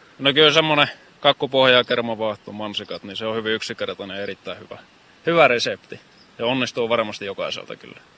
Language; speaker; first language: Finnish; native; Finnish